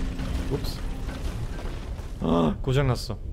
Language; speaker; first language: Korean; non-native, learner; German